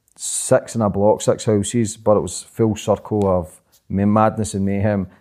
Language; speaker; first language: English; native; English